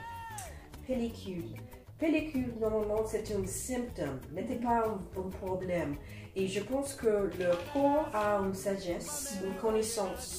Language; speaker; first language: French; non-native, learner; English